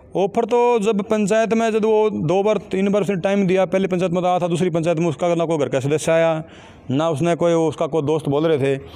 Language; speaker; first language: Hindi; native; Hindi